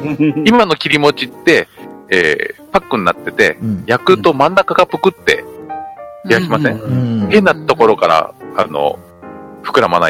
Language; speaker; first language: Japanese; native; Japanese